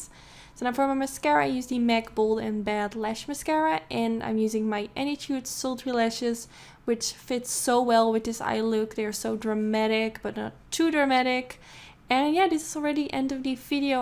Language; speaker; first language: English; non-native, fluent; Dutch